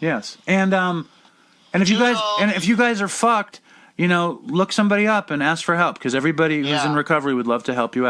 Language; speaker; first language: English; native; English